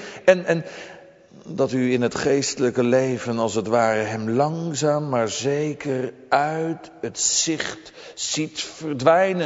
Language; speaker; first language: Dutch; native; Dutch